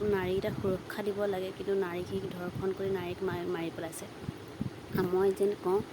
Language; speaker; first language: Assamese; native; Assamese